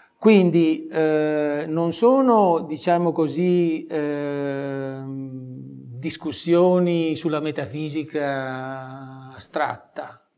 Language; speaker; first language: Italian; native; Italian